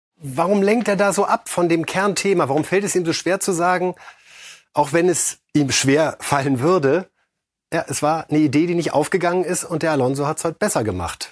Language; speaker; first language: German; native; German